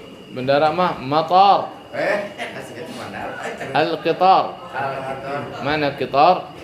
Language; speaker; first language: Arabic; non-native, fluent; Indonesian